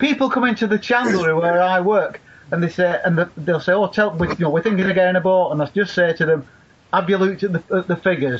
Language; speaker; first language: English; native; English